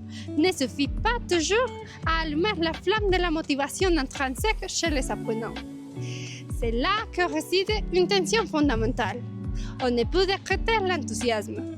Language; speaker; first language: French; non-native, learner; Spanish